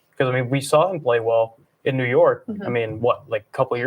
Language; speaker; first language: English; native; English